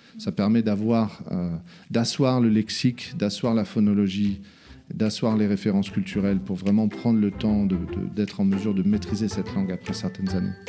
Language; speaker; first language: French; native; French